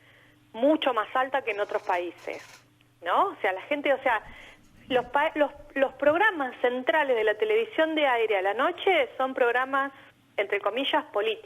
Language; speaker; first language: Spanish; native; Spanish